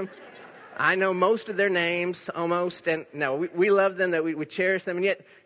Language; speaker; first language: English; native; English